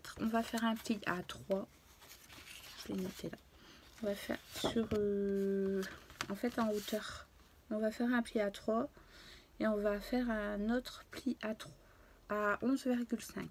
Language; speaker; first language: French; native; French